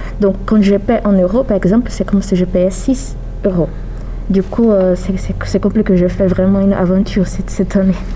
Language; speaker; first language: French; non-native, fluent; Portuguese